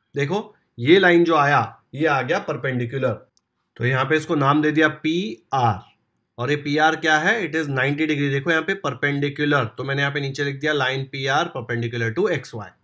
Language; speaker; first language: Hindi; non-native, local second language; Marathi